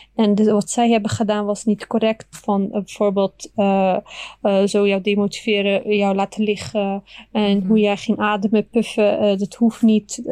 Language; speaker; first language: Dutch; early bilingual, other home language; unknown